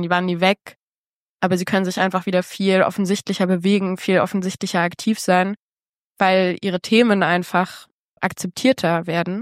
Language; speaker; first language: German; native; German